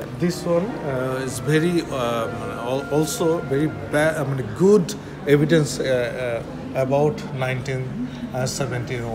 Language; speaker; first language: English; non-native, local second language; Bangla